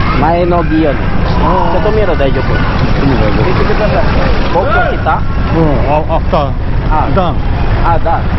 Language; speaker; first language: Japanese; non-native, learner; Filipino